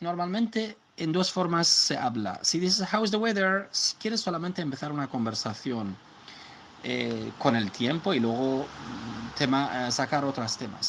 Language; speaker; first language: Spanish; non-native, fluent; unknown